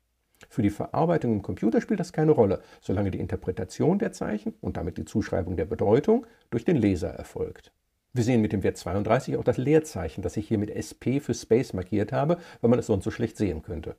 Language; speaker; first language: German; native; German